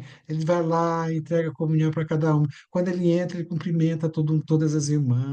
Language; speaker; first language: Portuguese; native; Portuguese